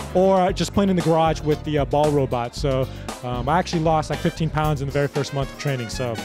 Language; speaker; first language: English; native; English